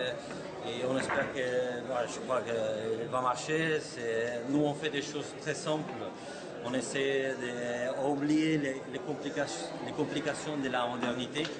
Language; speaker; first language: French; non-native, fluent; Spanish